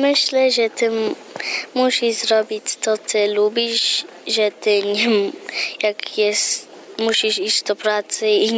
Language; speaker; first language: Polish; early bilingual, heritage; Polish